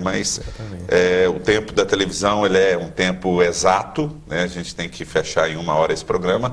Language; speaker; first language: Portuguese; native; Portuguese